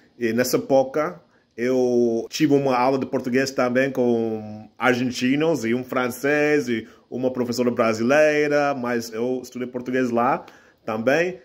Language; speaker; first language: Portuguese; non-native, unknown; English